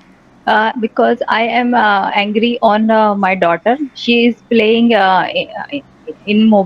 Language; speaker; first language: English; non-native, learner; Hindi